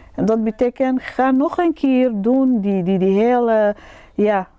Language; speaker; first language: Dutch; non-native, learner; Arabic